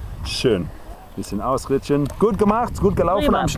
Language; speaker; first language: German; non-native, fluent; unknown